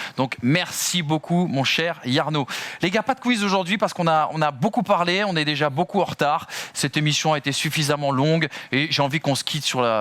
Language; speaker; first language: French; native; French